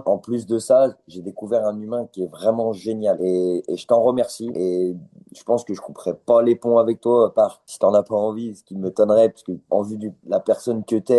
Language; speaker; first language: French; native; French